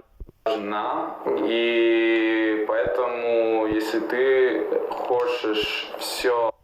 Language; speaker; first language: Russian; non-native, fluent; Italian